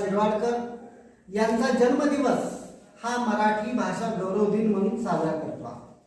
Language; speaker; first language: Marathi; native; Marathi